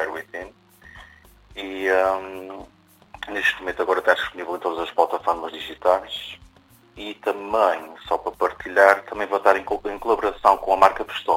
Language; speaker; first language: Portuguese; native; Portuguese